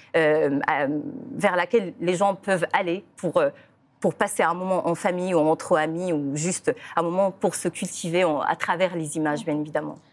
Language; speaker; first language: French; non-native, local second language; Arabic